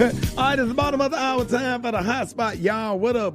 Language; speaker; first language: English; native; English